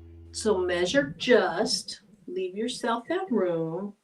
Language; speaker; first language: English; native; English